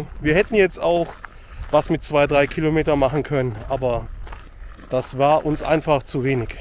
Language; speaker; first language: German; native; German